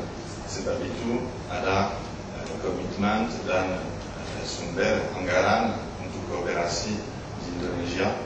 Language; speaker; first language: Indonesian; non-native, learner; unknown